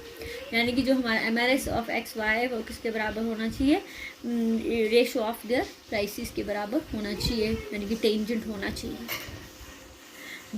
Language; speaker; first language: Hindi; native; Hindi